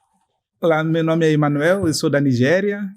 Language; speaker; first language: Portuguese; non-native, fluent; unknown